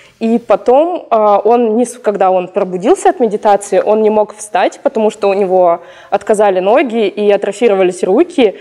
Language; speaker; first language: Russian; native; Russian